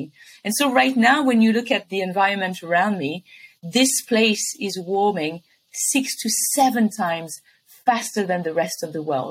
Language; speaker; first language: English; non-native, fluent; French